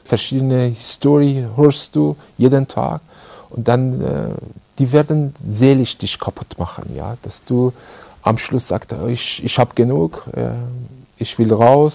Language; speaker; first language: German; non-native, learner; Persian